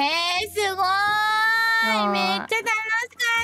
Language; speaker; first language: Japanese; native; Japanese